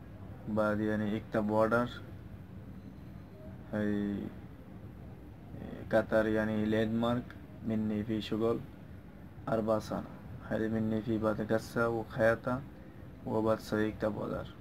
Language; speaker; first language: Arabic; non-native, learner; Bangla